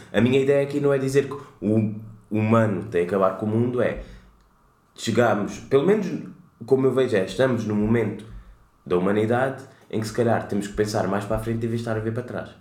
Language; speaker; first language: Portuguese; native; Portuguese